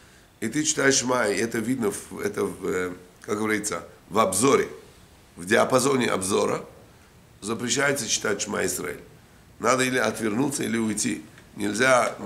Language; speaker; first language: Russian; native; Russian